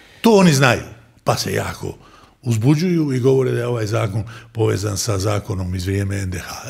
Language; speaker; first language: Croatian; native; Croatian